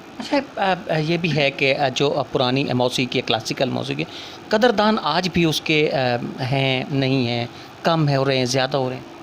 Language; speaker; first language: Urdu; non-native, local second language; Punjabi